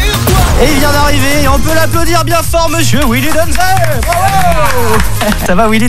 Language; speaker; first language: French; native; French